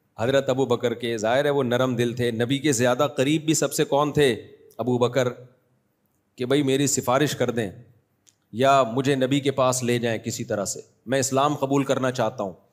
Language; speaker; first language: Urdu; native; Urdu